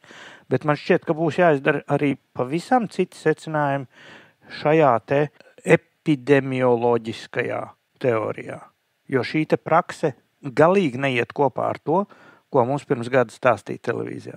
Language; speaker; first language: Latvian; native; Latvian